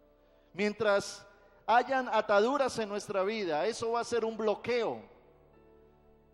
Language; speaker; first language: Spanish; native; Spanish